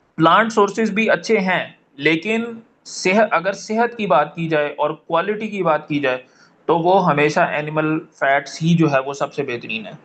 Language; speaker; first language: Urdu; non-native, local second language; Punjabi